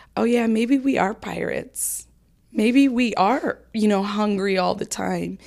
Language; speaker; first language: English; native; English